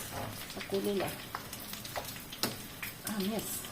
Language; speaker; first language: French; non-native, learner; Filipino